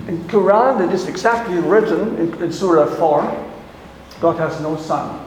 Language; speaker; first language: English; non-native, fluent; German